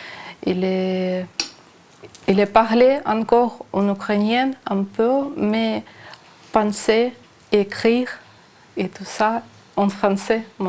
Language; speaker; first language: French; non-native, learner; Ukrainian